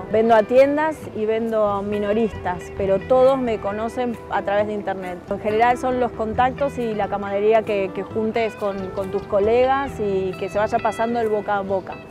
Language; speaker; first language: Spanish; native; Spanish